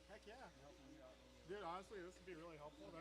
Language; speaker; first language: English; native; English